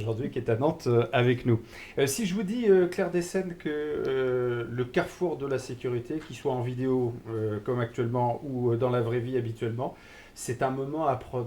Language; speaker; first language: French; native; French